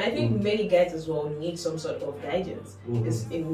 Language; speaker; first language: English; non-native, local second language; Yoruba